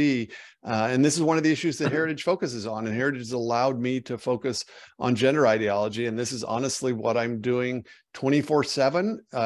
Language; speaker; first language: English; native; English